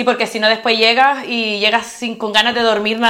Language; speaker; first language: Spanish; native; Spanish